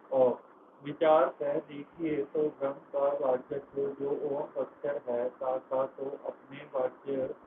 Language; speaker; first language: Hindi; non-native, local second language; Punjabi